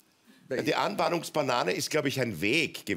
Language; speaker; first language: German; native; German